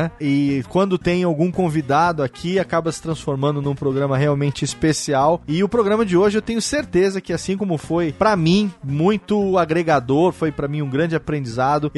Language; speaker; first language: Portuguese; native; Portuguese